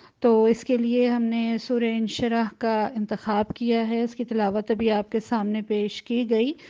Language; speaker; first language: Urdu; native; Urdu